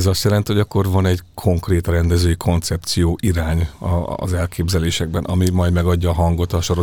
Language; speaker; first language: Hungarian; native; Hungarian